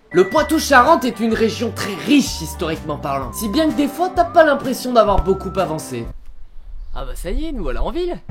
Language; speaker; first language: French; native; French